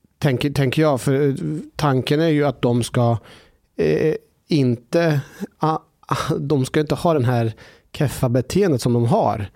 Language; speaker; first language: Swedish; early bilingual, other home language; Persian